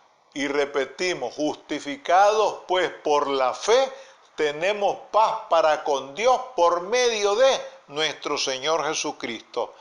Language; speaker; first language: Spanish; native; Spanish